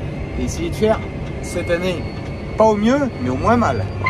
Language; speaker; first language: French; native; French